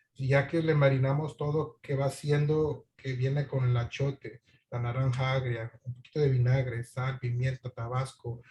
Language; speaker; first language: Spanish; early bilingual, other home language; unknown